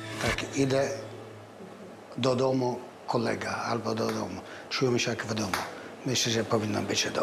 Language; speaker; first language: Polish; non-native, learner; Italian